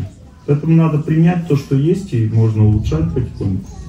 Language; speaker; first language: Russian; native; Russian